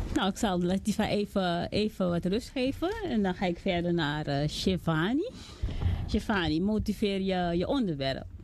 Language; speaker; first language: Dutch; native; Dutch